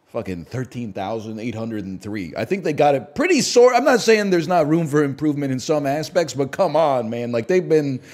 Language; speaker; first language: English; native; English